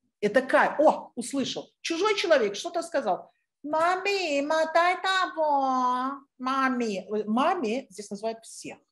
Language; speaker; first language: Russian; native; Russian